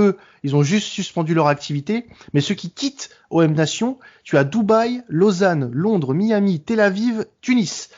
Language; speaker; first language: French; native; French